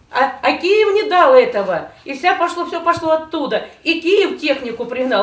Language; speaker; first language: Russian; native; Russian